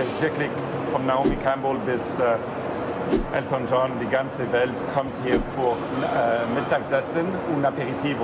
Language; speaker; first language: German; non-native, learner; Italian